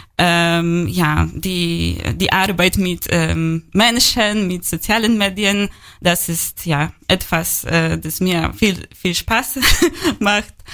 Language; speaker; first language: German; non-native, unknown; Polish